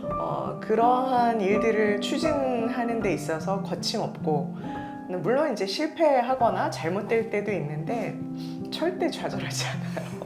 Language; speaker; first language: Korean; native; Korean